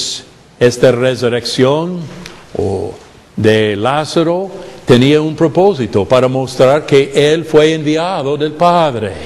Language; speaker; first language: Spanish; non-native, fluent; English